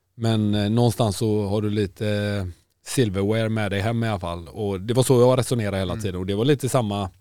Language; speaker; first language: Swedish; native; Swedish